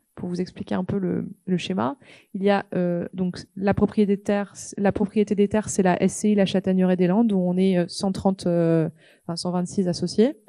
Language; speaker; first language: French; native; French